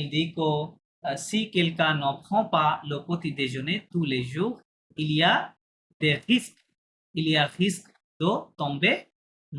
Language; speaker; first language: French; non-native, fluent; Bangla